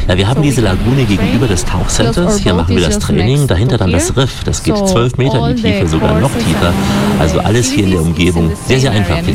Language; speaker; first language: German; native; German